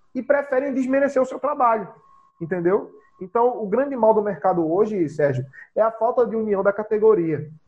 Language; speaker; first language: Portuguese; native; Portuguese